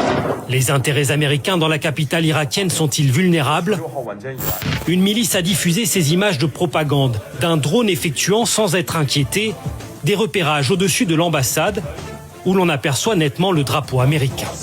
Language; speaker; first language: French; native; French